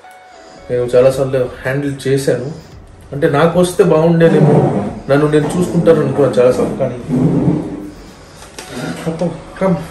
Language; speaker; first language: Telugu; native; Telugu